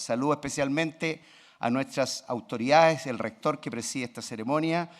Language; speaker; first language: Spanish; native; Spanish